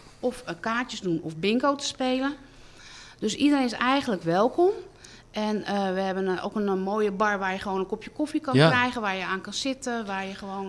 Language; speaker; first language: Dutch; native; Dutch